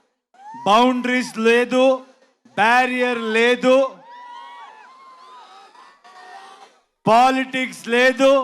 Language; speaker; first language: Telugu; non-native, learner; Kannada